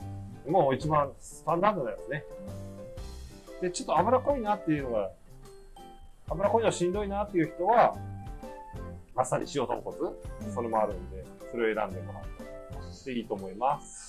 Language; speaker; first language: Japanese; native; Japanese